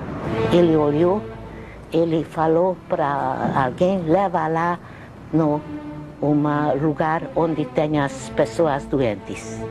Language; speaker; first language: Portuguese; non-native, fluent; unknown